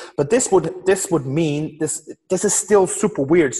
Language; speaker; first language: English; non-native, fluent; German